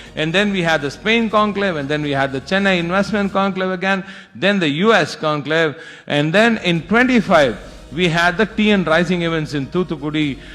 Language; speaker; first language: English; non-native, local second language; Tamil